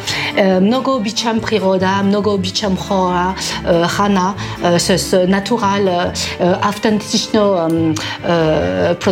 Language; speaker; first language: Bulgarian; non-native, learner; French